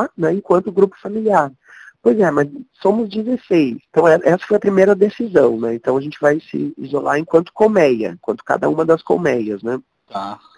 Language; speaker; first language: Portuguese; native; Portuguese